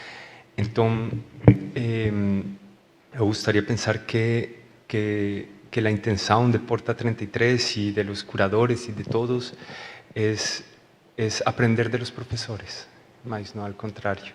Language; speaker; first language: Portuguese; non-native, learner; Spanish